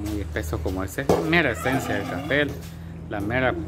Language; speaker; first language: Spanish; native; Spanish